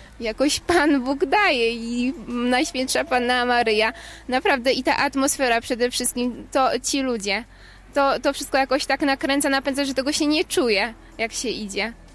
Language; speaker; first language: Polish; native; Polish